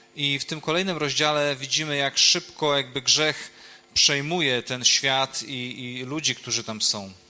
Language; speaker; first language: Polish; native; Polish